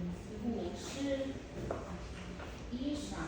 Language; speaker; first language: Chinese; non-native, learner; Filipino